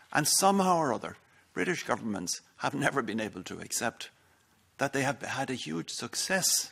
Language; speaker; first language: English; native; English